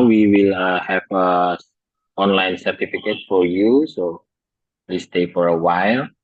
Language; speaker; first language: English; non-native, learner; Indonesian